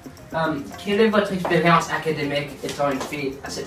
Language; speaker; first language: French; non-native, learner; English